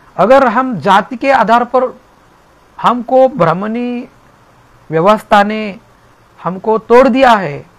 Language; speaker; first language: Hindi; non-native, local second language; Marathi